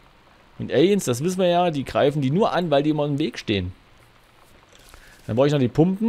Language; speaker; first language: German; native; German